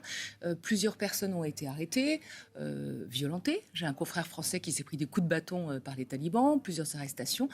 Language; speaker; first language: French; native; French